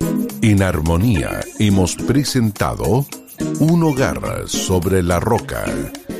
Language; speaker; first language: Spanish; native; Spanish